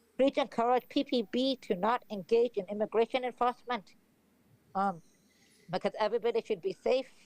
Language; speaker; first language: English; native; English